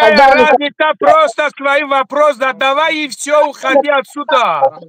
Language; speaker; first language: Russian; non-native, learner; Tajik